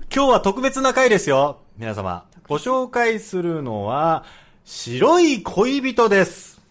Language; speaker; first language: Japanese; native; Japanese